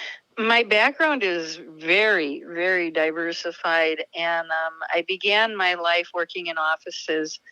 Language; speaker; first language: English; native; English